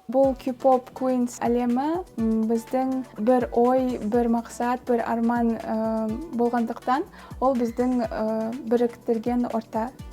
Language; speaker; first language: Kazakh; non-native, local second language; Russian